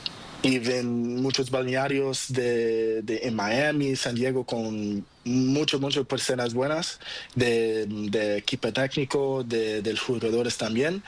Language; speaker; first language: Spanish; non-native, learner; Portuguese